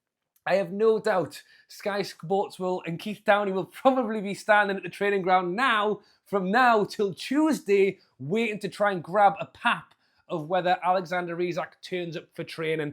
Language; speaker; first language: English; native; English